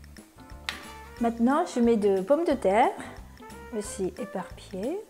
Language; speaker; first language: French; non-native, fluent; Japanese